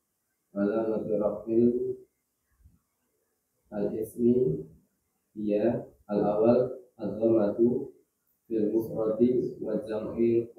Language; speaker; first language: Arabic; non-native, learner; Indonesian